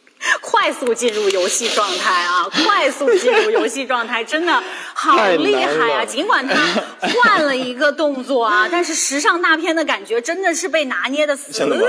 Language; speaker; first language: Chinese; native; Chinese